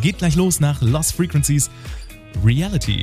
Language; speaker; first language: German; native; German